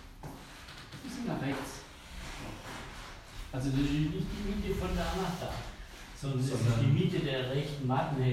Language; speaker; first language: German; native; German